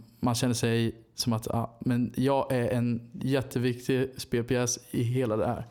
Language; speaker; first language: Swedish; non-native, fluent; Portuguese